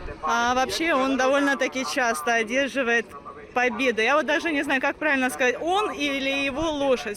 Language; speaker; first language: Russian; native; Russian